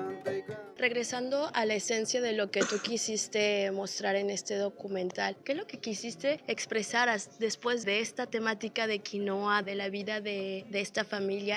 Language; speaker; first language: Spanish; native; Spanish